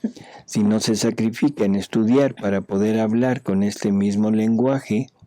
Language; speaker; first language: Spanish; native; Spanish